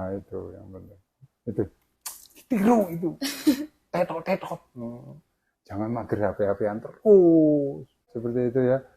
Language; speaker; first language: Indonesian; native; Indonesian